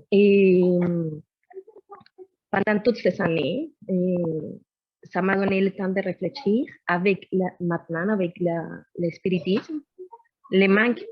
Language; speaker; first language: French; non-native, learner; Spanish